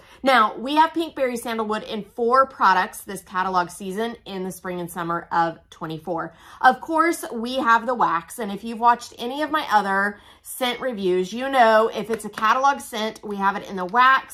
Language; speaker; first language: English; native; English